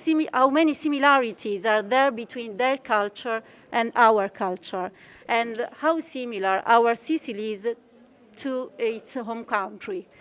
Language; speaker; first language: English; non-native, fluent; Italian